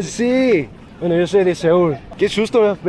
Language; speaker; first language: Spanish; non-native, fluent; Korean